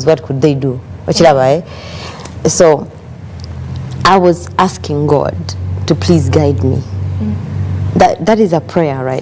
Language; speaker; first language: English; non-native, local second language; Ganda